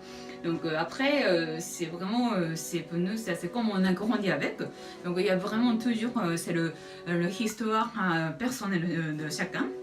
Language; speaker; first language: French; non-native, fluent; Japanese